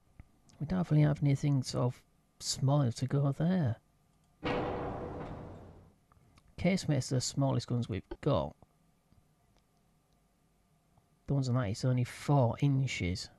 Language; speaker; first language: English; native; English